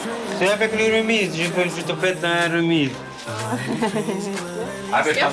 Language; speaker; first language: French; non-native, local second language; Arabic